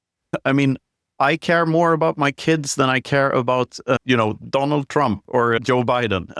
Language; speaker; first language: English; non-native, fluent; Swedish